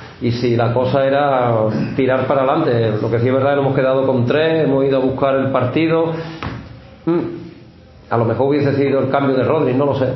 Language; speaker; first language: Spanish; native; Spanish